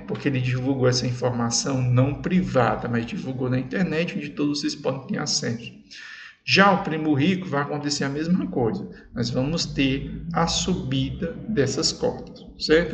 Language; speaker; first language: Portuguese; native; Portuguese